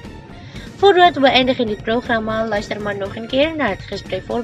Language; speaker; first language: Dutch; non-native, learner; Indonesian